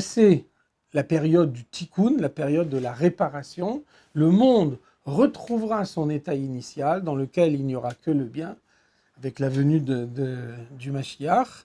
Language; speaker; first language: French; native; French